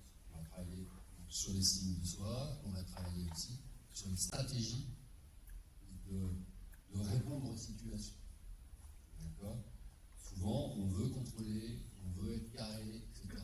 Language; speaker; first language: French; native; French